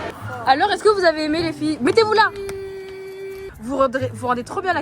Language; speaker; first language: French; native; French